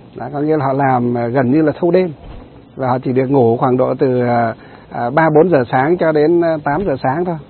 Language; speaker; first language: Vietnamese; native; Vietnamese